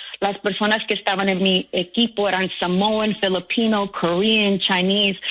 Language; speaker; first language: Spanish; early bilingual, heritage; Spanish